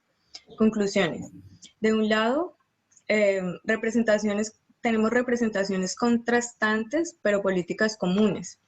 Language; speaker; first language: Spanish; native; Spanish